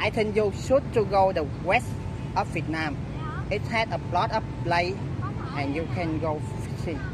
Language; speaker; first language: English; non-native, learner; Vietnamese